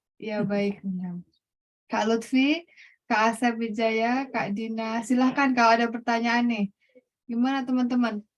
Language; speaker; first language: Indonesian; native; Indonesian